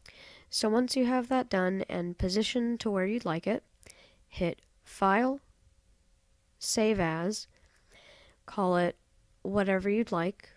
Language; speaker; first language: English; native; English